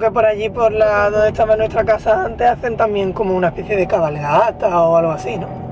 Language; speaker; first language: Spanish; native; Spanish